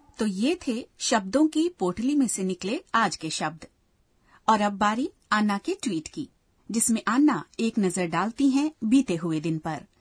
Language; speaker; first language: Hindi; native; Hindi